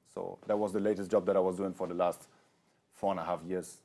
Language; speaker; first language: English; non-native, fluent; German